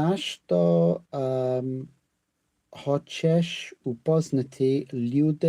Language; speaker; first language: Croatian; non-native, learner; English